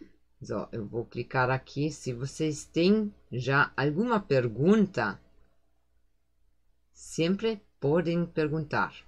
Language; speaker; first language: Portuguese; non-native, fluent; German